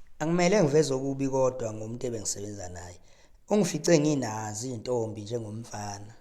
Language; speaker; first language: Zulu; native; Zulu